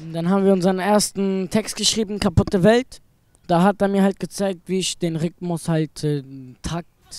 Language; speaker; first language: German; native; German